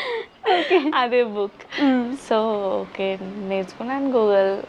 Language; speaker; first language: Telugu; non-native, learner; Bangla